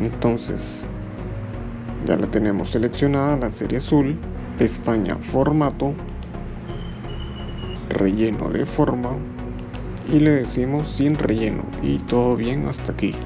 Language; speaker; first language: Spanish; native; Spanish